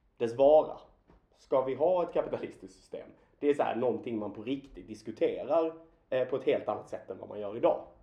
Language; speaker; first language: Swedish; native; Swedish